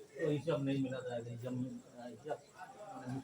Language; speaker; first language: Hindi; non-native, local second language; Bangla